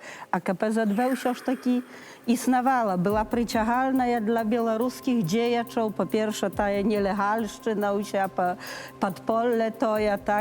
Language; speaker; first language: Polish; non-native, learner; Belarusian